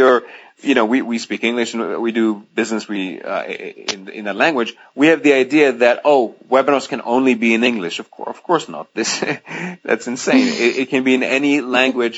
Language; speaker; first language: English; non-native, fluent; Greek